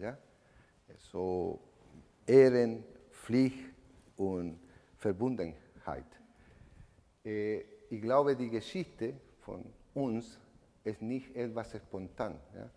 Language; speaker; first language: German; non-native, learner; Spanish